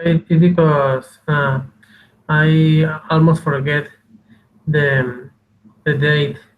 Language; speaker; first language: English; non-native, learner; Spanish